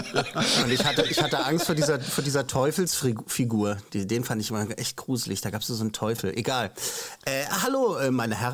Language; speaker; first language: German; native; German